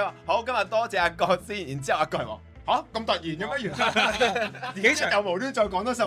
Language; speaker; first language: Cantonese; native; Cantonese